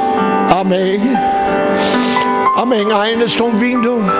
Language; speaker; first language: Portuguese; non-native, fluent; English